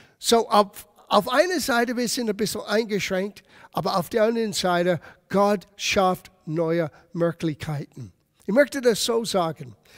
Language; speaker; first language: German; non-native, fluent; English